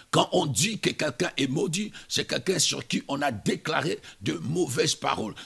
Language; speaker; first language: French; non-native, local second language; Lingala